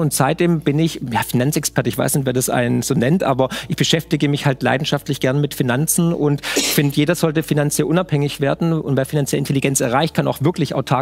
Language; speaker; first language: German; native; German